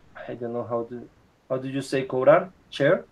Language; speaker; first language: English; non-native, learner; Spanish